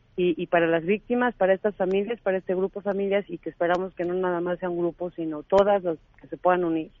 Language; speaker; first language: Spanish; native; Spanish